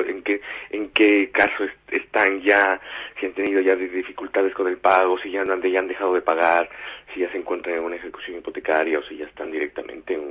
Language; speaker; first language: Spanish; native; Spanish